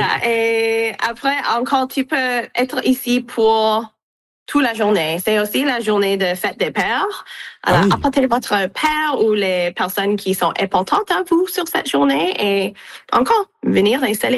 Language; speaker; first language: French; non-native, local second language; English